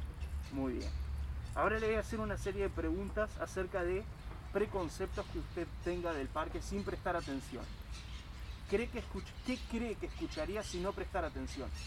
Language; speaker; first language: Spanish; native; Spanish